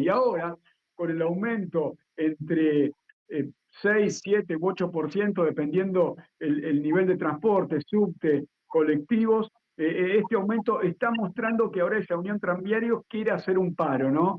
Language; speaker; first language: Spanish; native; Spanish